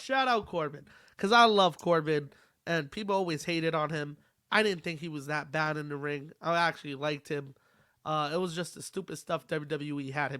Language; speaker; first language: English; native; English